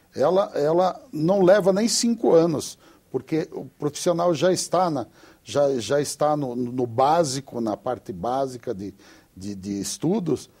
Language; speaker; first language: Portuguese; native; Portuguese